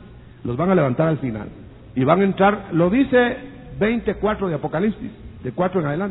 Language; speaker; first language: Spanish; native; Spanish